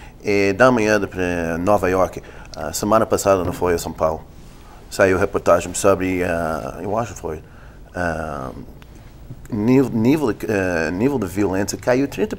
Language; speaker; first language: Portuguese; non-native, fluent; English